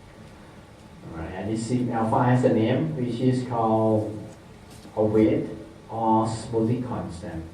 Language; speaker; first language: English; non-native, fluent; Thai